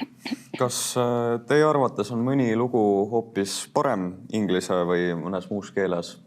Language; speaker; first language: Estonian; native; Estonian